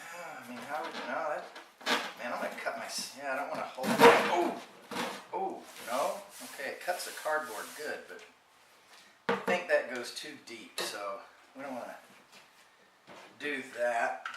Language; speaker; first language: English; native; English